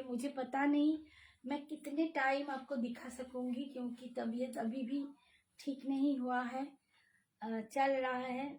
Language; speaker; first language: Hindi; non-native, local second language; Bangla